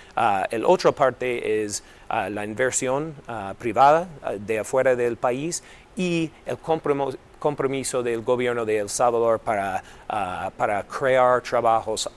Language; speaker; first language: Spanish; non-native, fluent; English